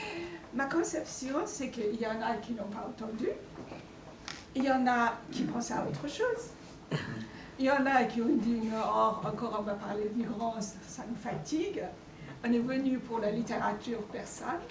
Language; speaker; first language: French; non-native, fluent; Persian